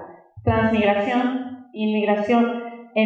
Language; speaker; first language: Spanish; native; Spanish